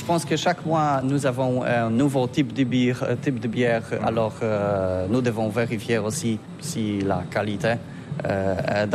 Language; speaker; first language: French; non-native, learner; Polish